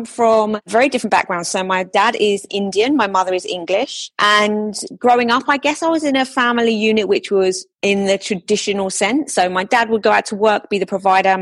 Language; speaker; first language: English; native; English